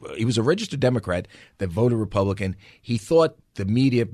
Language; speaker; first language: English; native; English